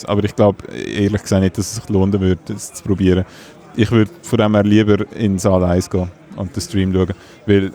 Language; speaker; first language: German; native; German